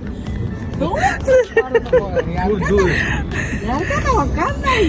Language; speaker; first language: Japanese; non-native, fluent; Filipino